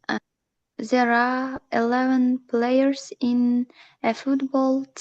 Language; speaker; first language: English; non-native, learner; Uzbek